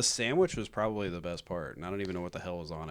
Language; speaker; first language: English; native; English